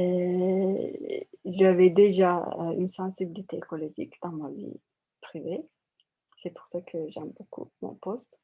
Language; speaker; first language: French; non-native, learner; Turkish